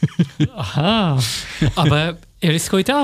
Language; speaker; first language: German; non-native, learner; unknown